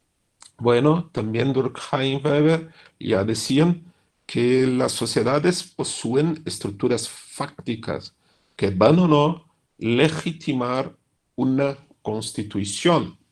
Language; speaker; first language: Spanish; non-native, fluent; Portuguese